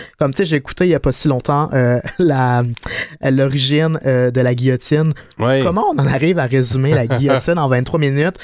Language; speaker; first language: French; native; French